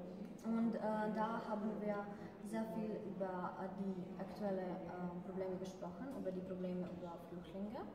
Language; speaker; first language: German; non-native, fluent; Croatian